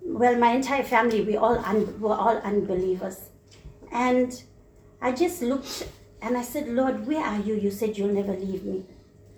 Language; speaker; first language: English; native; English